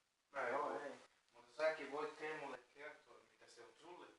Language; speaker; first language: Finnish; non-native, fluent; Persian